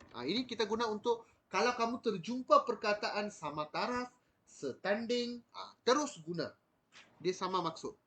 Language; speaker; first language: Malay; non-native, local second language; Tamil